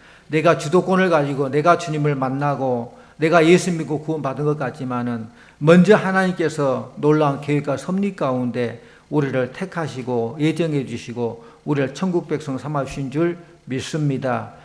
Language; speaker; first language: Korean; native; Korean